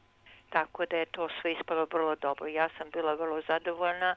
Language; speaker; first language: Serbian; early bilingual, heritage; Serbian